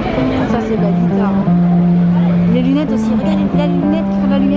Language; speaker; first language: French; native; French